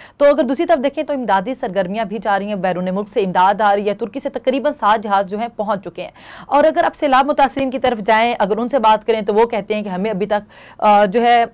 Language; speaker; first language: Urdu; native; Urdu